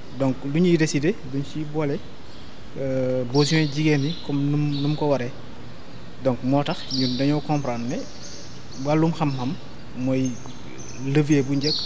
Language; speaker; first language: Wolof; non-native, local second language; Fula